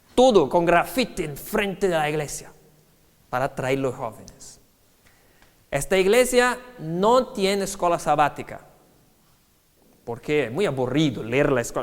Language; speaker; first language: Spanish; non-native, fluent; Portuguese